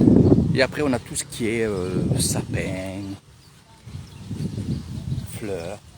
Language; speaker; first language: French; native; French